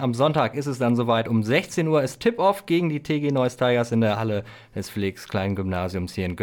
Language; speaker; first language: German; native; German